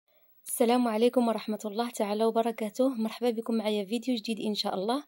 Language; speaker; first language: Arabic; native; Arabic